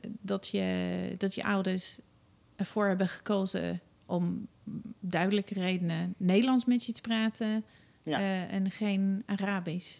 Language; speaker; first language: Dutch; non-native, fluent; English